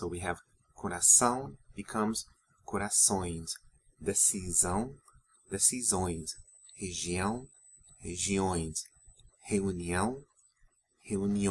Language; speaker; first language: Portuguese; non-native, fluent; English